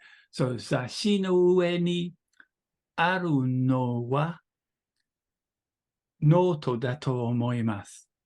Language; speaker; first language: Japanese; non-native, learner; English